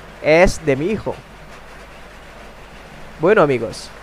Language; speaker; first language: Spanish; non-native, fluent; Indonesian